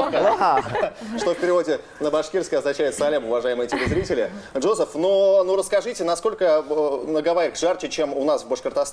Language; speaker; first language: Russian; native; Russian